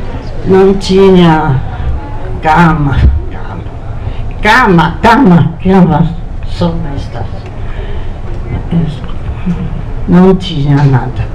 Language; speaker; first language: Portuguese; non-native, fluent; Polish